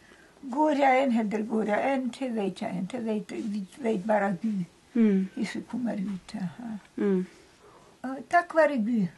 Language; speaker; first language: Swedish; early bilingual, heritage; Swedish